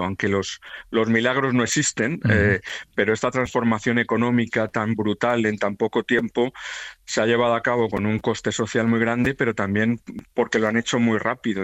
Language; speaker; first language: Spanish; native; Spanish